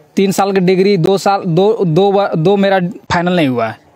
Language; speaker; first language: Hindi; native; Hindi